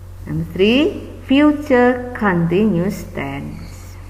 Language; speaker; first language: English; non-native, fluent; Indonesian